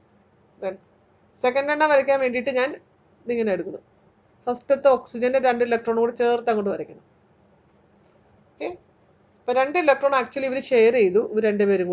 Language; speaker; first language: Malayalam; native; Malayalam